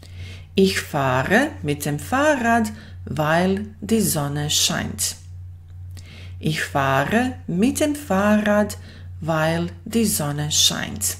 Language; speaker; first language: German; non-native, fluent; Bosnian